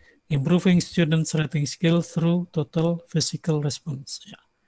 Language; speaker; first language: English; non-native, fluent; Indonesian